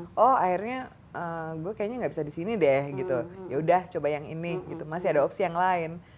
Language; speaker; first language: Indonesian; native; Indonesian